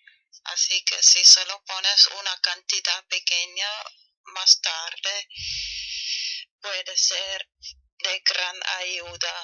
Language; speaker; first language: Spanish; non-native, fluent; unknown